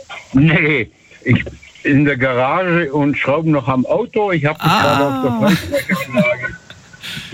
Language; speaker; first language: German; native; German